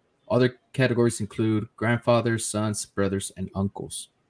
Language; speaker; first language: English; early bilingual, other home language; Spanish